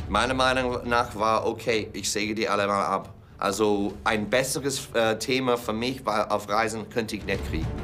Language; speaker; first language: German; non-native, fluent; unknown